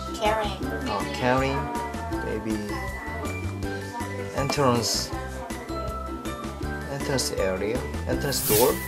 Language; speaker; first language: English; non-native, learner; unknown